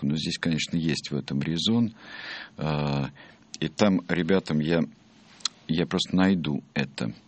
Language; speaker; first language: Russian; native; Russian